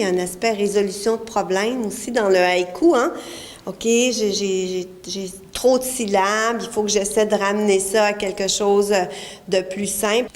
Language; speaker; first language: French; native; French